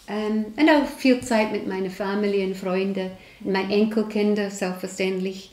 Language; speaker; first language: German; non-native, learner; English